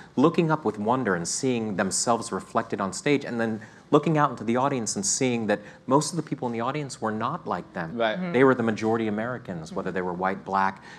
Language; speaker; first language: English; native; English